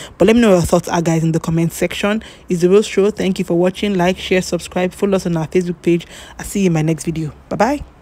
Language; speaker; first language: English; native; English